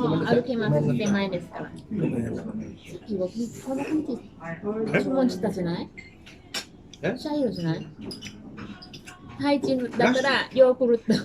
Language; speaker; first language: Japanese; non-native, learner; Thai